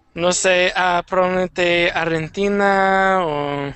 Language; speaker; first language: Spanish; non-native, learner; English